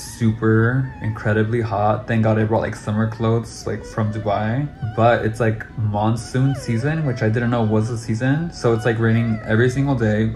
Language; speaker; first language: English; native; English